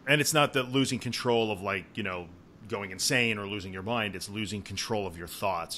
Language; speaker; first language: English; native; English